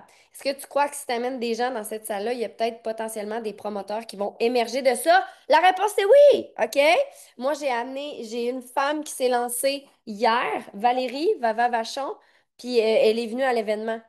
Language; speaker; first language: French; native; French